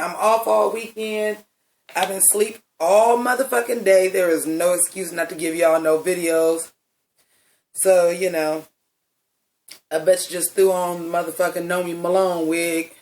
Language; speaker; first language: English; native; English